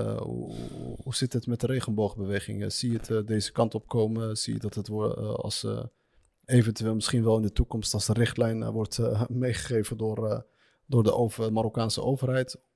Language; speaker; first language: Dutch; early bilingual, other home language; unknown